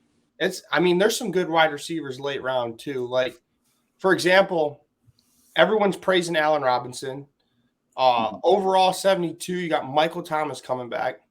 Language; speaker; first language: English; native; English